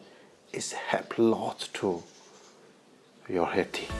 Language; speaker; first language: English; non-native, learner; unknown